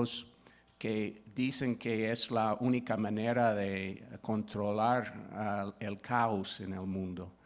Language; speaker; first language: Spanish; non-native, fluent; English